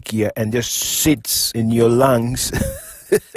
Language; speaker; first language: English; non-native, local second language; Luo (Kenya and Tanzania)